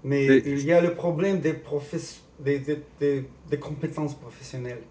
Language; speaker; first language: French; non-native, learner; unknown